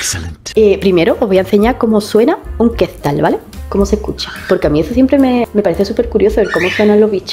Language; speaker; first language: Spanish; native; Spanish